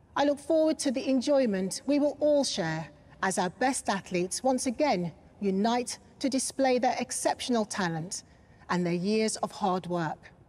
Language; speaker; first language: English; native; English